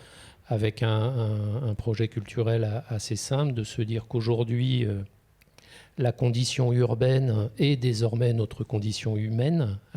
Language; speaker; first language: French; native; French